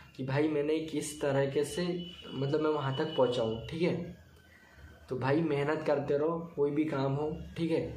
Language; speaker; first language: Hindi; native; Hindi